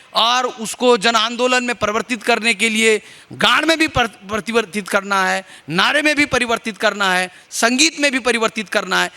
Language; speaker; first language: Hindi; non-native, local second language; Marathi